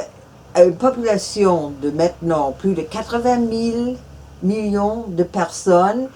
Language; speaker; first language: French; non-native, fluent; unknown